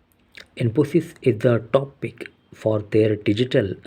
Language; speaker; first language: English; non-native, local second language; Hindi